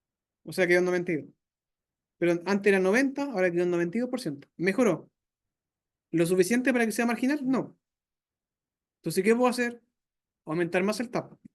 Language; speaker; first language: Spanish; native; Spanish